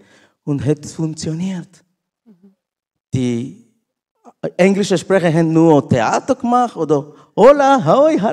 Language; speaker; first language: German; non-native, learner; Spanish